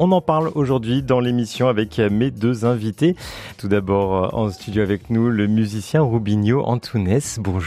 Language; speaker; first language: French; native; French